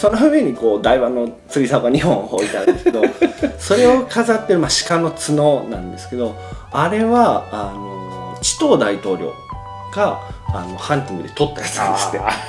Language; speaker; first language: Japanese; native; Japanese